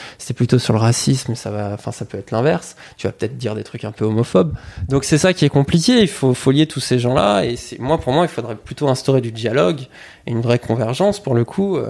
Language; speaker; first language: French; native; French